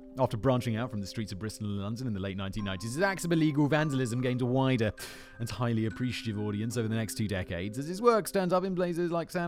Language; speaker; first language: English; native; English